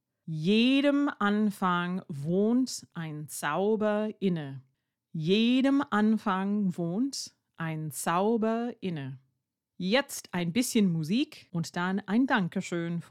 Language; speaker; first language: German; non-native, fluent; English